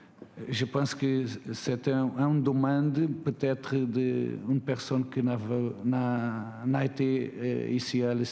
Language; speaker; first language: French; non-native, fluent; Portuguese